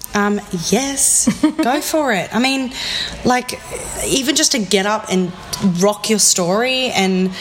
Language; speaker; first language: English; native; English